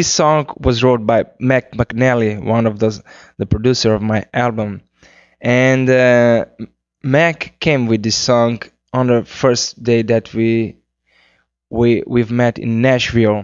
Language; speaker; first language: English; non-native, fluent; Kabuverdianu